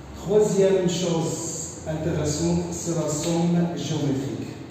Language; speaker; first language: French; non-native, local second language; Arabic